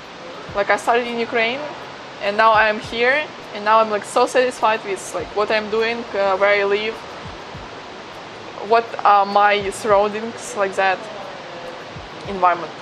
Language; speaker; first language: English; non-native, fluent; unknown